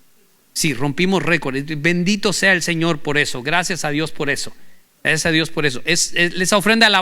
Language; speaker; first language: Spanish; native; Spanish